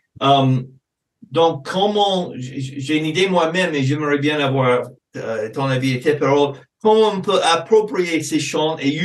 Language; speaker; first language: French; non-native, fluent; English